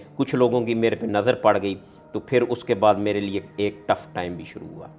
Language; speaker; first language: Urdu; non-native, local second language; Punjabi